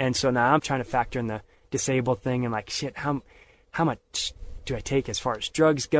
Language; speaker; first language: English; native; English